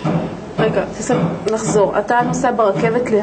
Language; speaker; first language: Hebrew; native; Hebrew